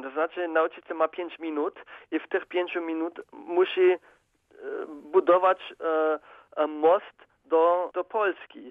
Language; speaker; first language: Polish; non-native, fluent; German